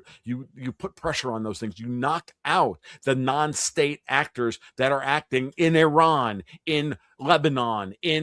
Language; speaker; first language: English; native; English